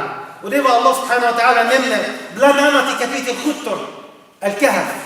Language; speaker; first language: Swedish; non-native, fluent; Arabic